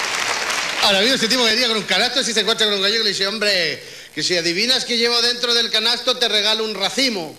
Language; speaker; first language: Spanish; native; Spanish